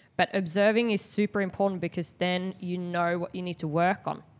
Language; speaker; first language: English; non-native, fluent; Swedish